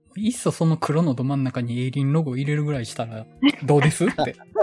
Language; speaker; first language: Japanese; native; Japanese